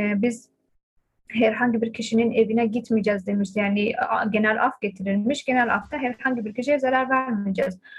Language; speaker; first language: Turkish; non-native, fluent; Persian